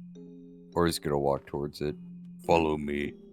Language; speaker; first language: English; native; English